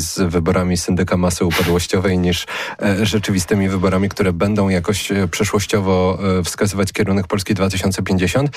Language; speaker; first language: Polish; native; Polish